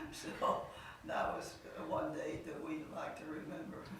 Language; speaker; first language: English; native; English